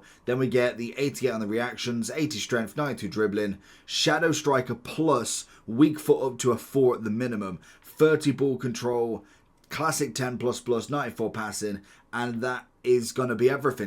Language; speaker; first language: English; native; English